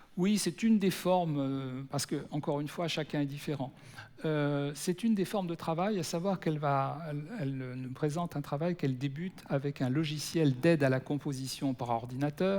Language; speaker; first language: French; native; French